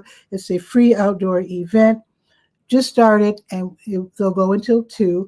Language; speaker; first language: English; native; English